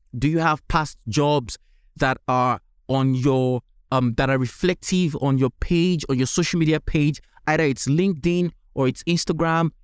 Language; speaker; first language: English; non-native, local second language; Yoruba